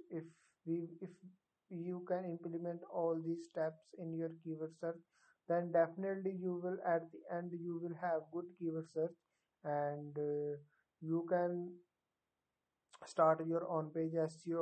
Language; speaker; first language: English; non-native, local second language; Punjabi